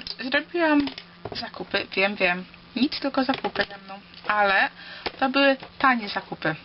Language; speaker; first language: Polish; early bilingual, heritage; Polish